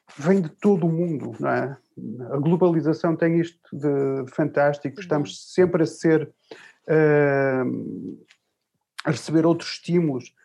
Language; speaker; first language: Portuguese; early bilingual, other home language; English